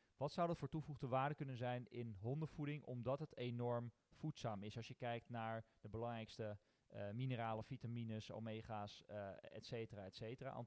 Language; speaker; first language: Dutch; native; Dutch